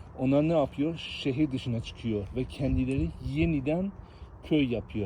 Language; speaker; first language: Turkish; non-native, learner; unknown